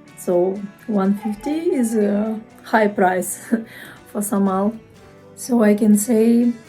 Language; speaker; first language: English; non-native, fluent; Russian